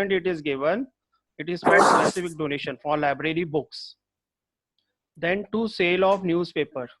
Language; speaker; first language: English; non-native, local second language; Hindi